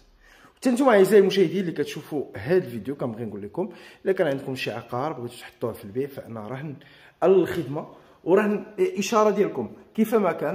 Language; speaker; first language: Arabic; native; Arabic